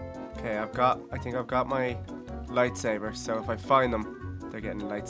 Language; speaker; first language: English; native; English